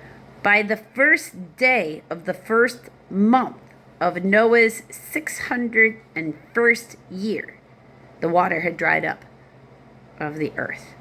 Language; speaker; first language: English; native; English